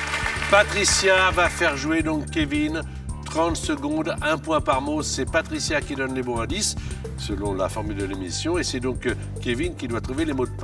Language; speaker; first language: French; native; French